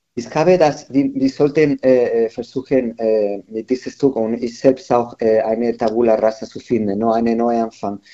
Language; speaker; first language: German; non-native, learner; Spanish